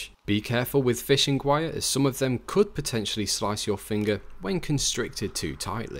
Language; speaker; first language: English; native; English